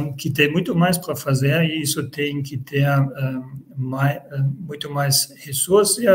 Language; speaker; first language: Portuguese; non-native, fluent; German